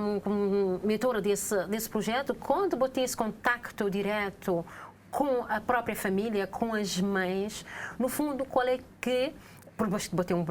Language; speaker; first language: Portuguese; non-native, local second language; Kabuverdianu